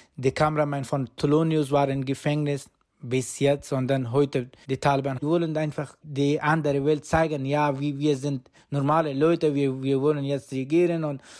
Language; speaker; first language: German; non-native, learner; Persian